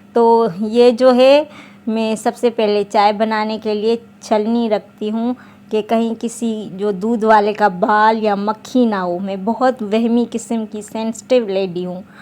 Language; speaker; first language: Urdu; non-native, local second language; Sindhi